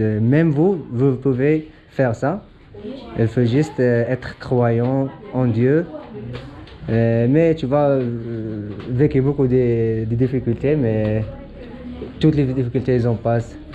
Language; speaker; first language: French; non-native, learner; Arabic